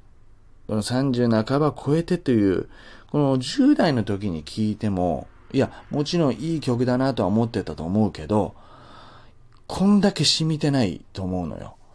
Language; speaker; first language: Japanese; native; Japanese